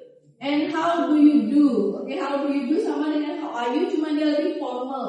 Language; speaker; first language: English; non-native, fluent; Indonesian